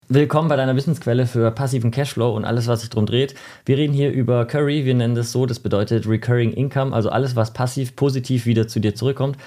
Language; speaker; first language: German; native; German